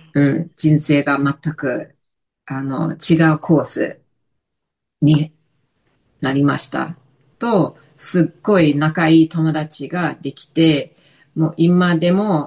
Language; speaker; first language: Japanese; non-native, fluent; English